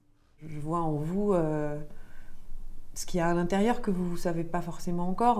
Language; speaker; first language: French; native; French